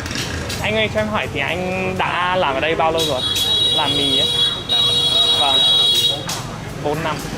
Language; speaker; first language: Vietnamese; non-native, fluent; English